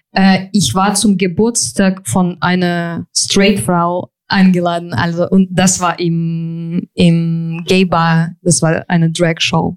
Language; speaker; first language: German; non-native, fluent; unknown